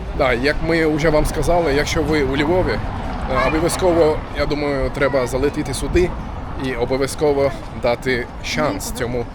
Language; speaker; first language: Ukrainian; non-native, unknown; Turkish